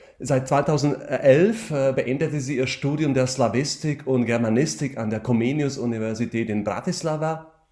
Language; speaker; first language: German; non-native, fluent; Slovak